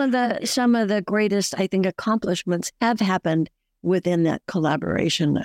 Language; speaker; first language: English; native; English